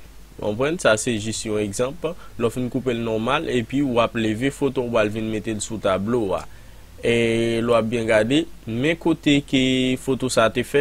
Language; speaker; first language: French; non-native, learner; Haitian Creole